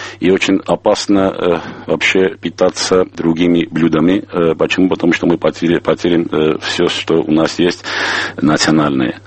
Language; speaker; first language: Russian; non-native, local second language; Armenian